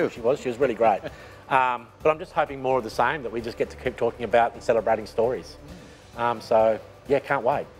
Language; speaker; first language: English; native; English